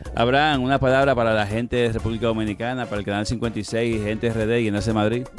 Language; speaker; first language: Spanish; native; Spanish